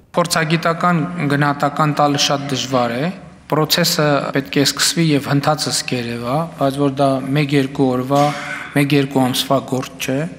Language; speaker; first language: Armenian; native; Armenian